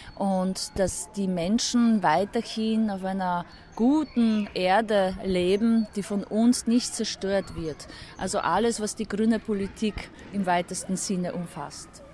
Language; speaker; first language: German; early bilingual, other home language; Polish